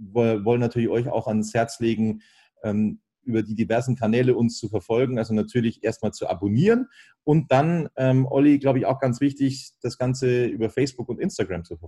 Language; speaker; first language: German; native; German